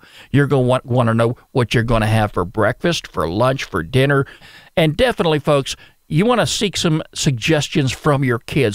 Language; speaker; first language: English; native; English